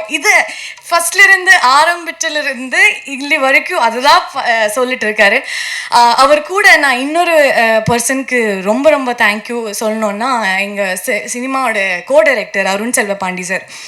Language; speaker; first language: Tamil; non-native, learner; Kannada